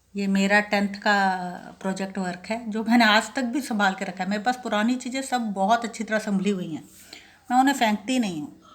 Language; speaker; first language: Hindi; non-native, local second language; Kannada